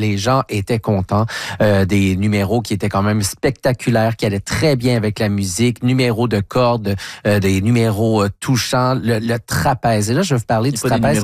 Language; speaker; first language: French; native; French